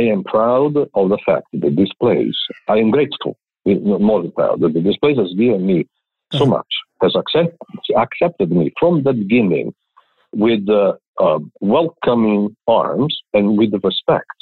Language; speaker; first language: English; non-native, fluent; Italian